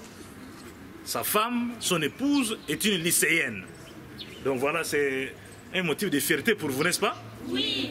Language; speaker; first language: French; non-native, local second language; Kongo